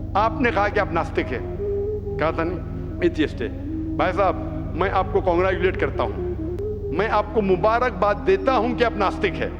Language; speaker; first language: Hindi; non-native, local second language; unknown